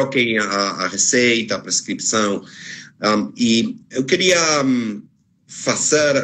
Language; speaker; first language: Portuguese; non-native, fluent; Spanish